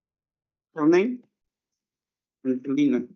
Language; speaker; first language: English; non-native, learner; Spanish